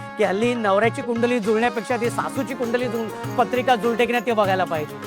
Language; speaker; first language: Marathi; native; Marathi